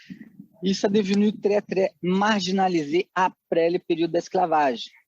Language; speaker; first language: French; non-native, fluent; Portuguese